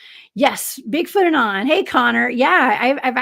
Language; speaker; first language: English; native; English